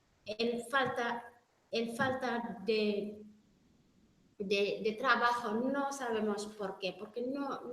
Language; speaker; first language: Spanish; non-native, fluent; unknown